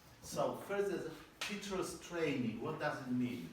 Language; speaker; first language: English; non-native, learner; Polish